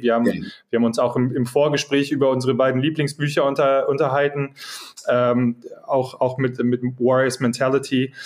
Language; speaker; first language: German; native; German